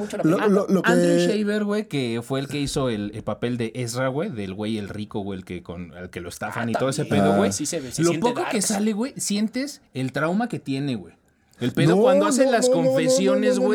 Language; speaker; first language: Spanish; native; Spanish